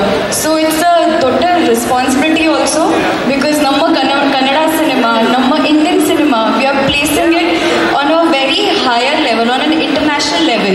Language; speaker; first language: Kannada; non-native, local second language; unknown